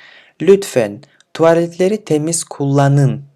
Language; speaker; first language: Turkish; non-native, fluent; Kyrgyz